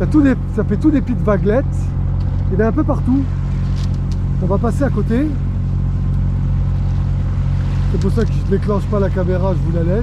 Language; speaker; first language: French; native; French